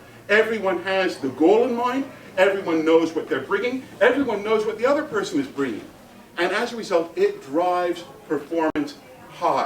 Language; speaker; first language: English; native; English